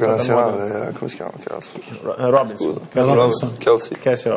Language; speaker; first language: Italian; non-native, learner; English